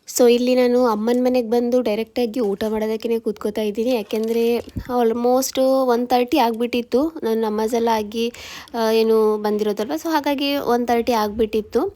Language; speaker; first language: Kannada; non-native, local second language; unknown